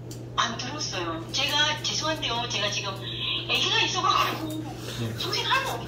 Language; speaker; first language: Korean; non-native, fluent; Indonesian